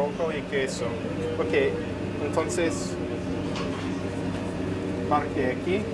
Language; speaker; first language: Spanish; non-native, learner; English